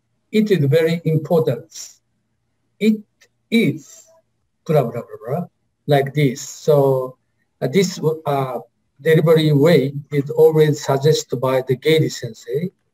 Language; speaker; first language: English; non-native, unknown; Japanese